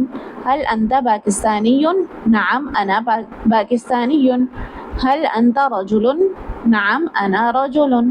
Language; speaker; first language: Arabic; non-native, learner; Urdu